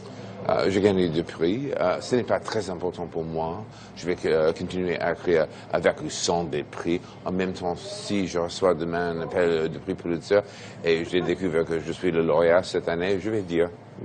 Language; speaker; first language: French; non-native, fluent; English